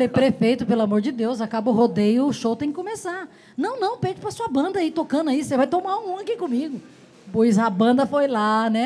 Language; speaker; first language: Portuguese; native; Portuguese